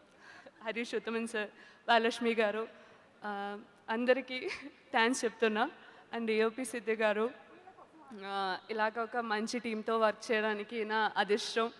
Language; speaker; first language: Telugu; non-native, learner; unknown